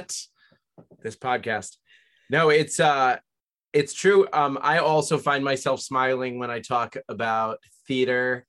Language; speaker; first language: English; native; English